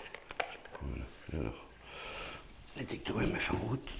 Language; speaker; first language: French; native; French